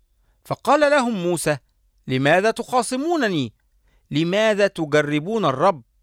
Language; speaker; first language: Arabic; native; Arabic